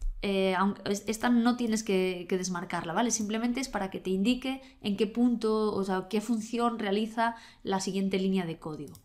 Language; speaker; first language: Spanish; native; Spanish